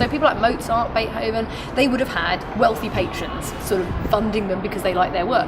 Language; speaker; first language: English; native; English